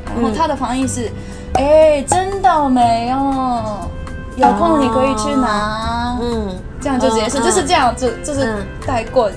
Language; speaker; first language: Chinese; non-native, fluent; Japanese